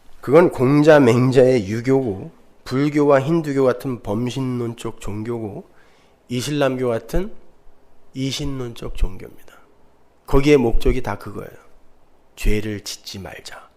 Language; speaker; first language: Korean; native; Korean